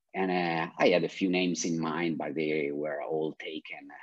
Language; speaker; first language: English; non-native, fluent; Italian